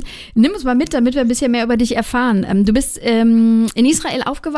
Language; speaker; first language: German; native; German